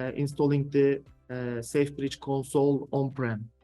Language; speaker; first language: English; non-native, fluent; Turkish